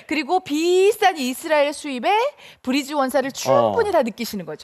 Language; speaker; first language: Korean; native; Korean